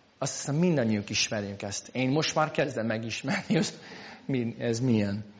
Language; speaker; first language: Hungarian; non-native, fluent; English